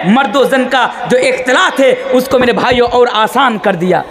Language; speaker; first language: Hindi; non-native, local second language; Bangla